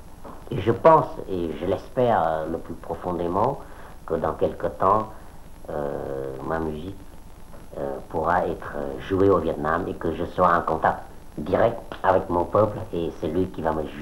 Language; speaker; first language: French; non-native, local second language; Vietnamese